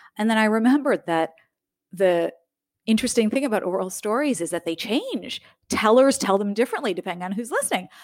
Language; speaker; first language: English; native; English